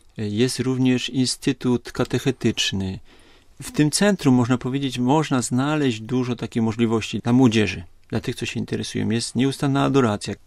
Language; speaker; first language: Polish; native; Polish